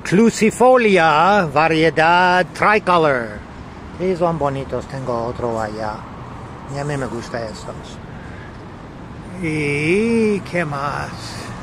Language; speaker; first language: Spanish; non-native, learner; English